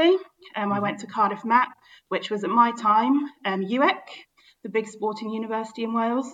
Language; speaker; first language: English; native; English